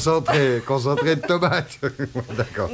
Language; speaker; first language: French; native; French